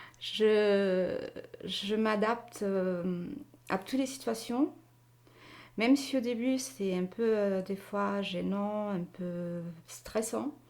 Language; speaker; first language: French; non-native, fluent; Portuguese